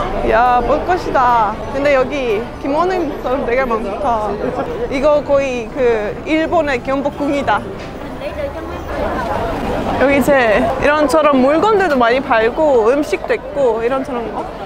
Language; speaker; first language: Korean; non-native, fluent; Estonian